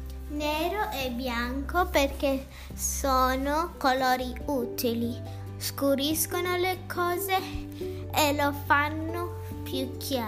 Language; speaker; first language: Italian; early bilingual, heritage; English